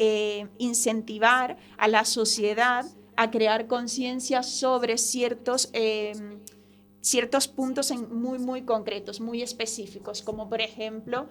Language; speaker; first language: Spanish; native; Spanish